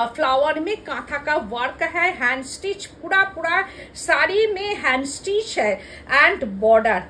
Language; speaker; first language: Hindi; non-native, local second language; Bangla